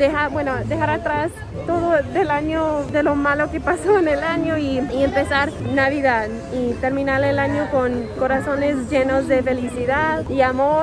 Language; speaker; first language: Spanish; non-native, fluent; English